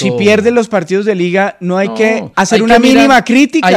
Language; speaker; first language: Spanish; native; Spanish